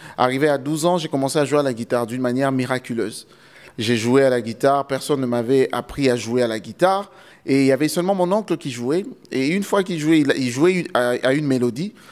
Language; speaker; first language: French; non-native, local second language; Lingala